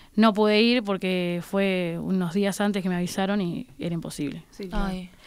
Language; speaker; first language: Spanish; native; Spanish